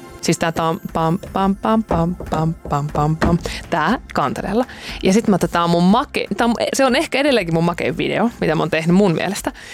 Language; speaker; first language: Finnish; native; Finnish